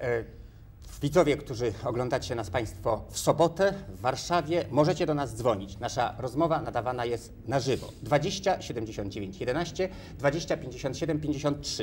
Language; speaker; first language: Polish; native; Polish